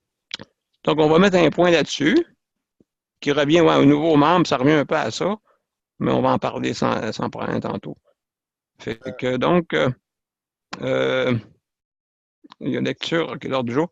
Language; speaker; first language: French; native; French